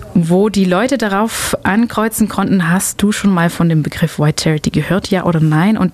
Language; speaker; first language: German; non-native, fluent; Dutch